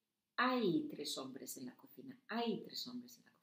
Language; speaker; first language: Spanish; non-native, fluent; German